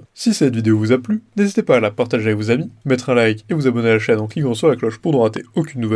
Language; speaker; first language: French; native; French